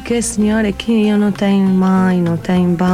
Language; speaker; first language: Portuguese; non-native, learner; Arabic